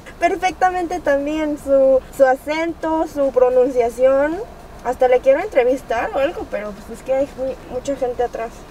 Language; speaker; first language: Spanish; native; Spanish